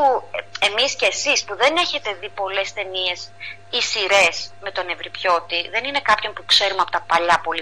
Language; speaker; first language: Greek; native; Greek